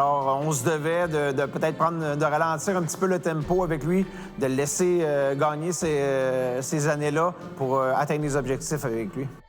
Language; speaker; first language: French; native; French